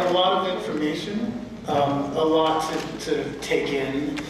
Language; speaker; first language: English; native; English